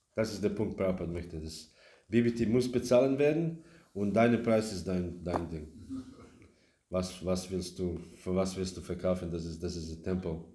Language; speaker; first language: German; non-native, learner; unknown